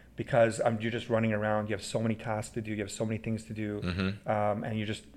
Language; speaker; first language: English; early bilingual, other home language; Persian